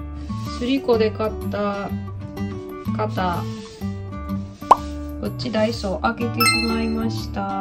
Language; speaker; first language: Japanese; native; Japanese